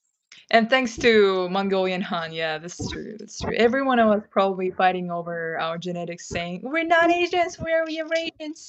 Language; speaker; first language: English; non-native, fluent; Kyrgyz